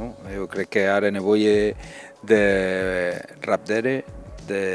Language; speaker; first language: Romanian; non-native, learner; Spanish